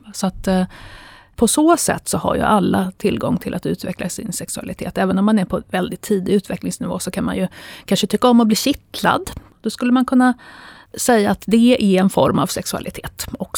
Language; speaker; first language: Swedish; native; Swedish